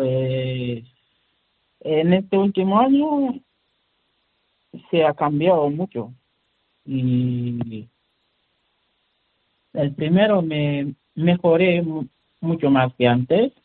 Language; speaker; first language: Spanish; non-native, learner; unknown